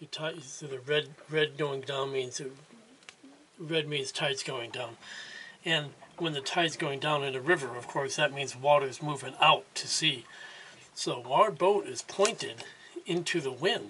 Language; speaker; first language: English; native; English